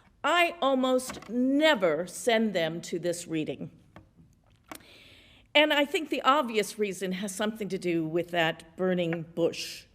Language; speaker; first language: English; native; English